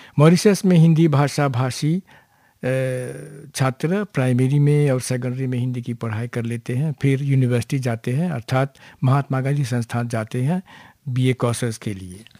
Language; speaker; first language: Hindi; non-native, local second language; Morisyen